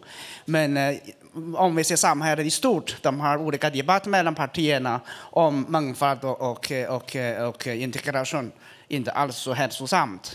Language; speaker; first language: Swedish; non-native, fluent; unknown